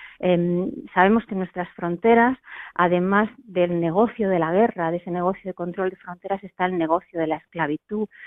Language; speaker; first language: Spanish; native; Spanish